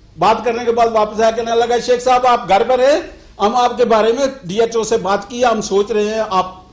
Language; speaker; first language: Urdu; non-native, local second language; Pahari-Potwari